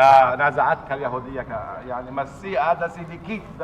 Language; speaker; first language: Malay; non-native, learner; Arabic